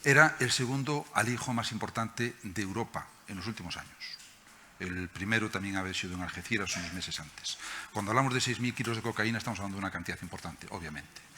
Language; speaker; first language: Spanish; native; Spanish